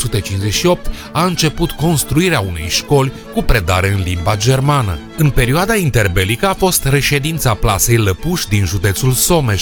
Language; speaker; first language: Romanian; native; Romanian